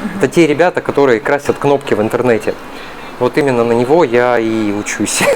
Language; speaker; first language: Russian; native; Russian